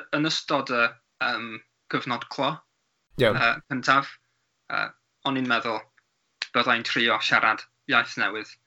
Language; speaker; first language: Welsh; non-native, learner; English